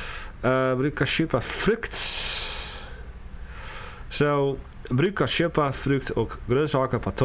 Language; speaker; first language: Swedish; non-native, learner; English